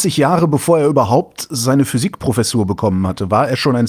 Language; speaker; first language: German; native; German